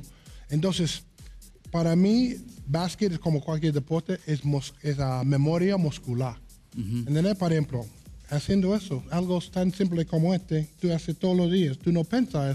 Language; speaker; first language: Spanish; non-native, learner; English